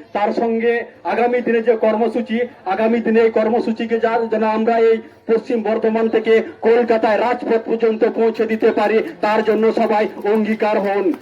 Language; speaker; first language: Bangla; non-native, local second language; Santali